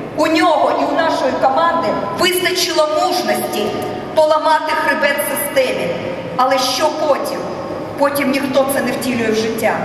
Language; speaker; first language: Ukrainian; non-native, local second language; Russian